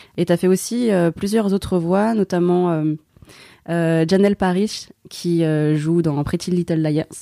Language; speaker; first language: French; native; French